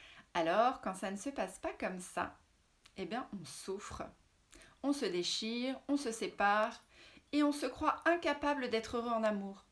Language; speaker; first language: French; native; French